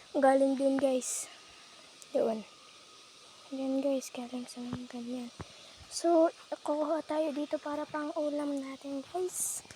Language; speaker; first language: Filipino; non-native, local second language; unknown